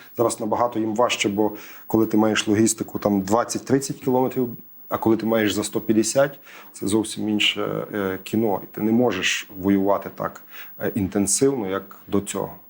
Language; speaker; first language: Ukrainian; native; Ukrainian